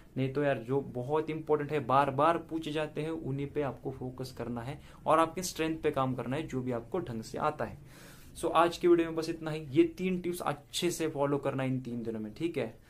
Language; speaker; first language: Hindi; non-native, local second language; Marathi